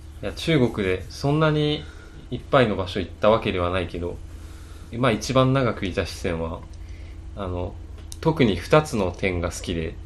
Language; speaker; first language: Japanese; native; Japanese